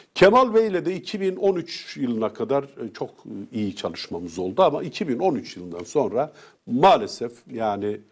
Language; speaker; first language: Turkish; native; Turkish